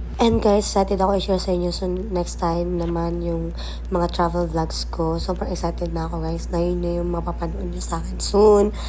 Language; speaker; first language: Filipino; native; Filipino